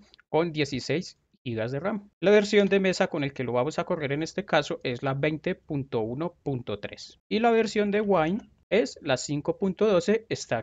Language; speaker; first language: Spanish; native; Spanish